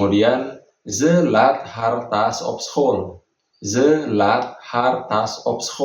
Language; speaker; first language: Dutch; non-native, fluent; Indonesian